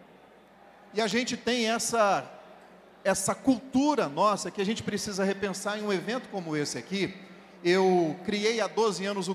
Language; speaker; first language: Portuguese; native; Portuguese